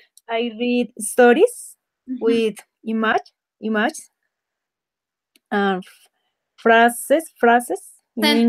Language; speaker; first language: English; non-native, learner; Spanish